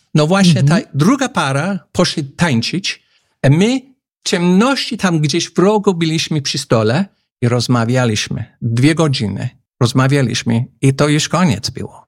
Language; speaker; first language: Polish; non-native, fluent; English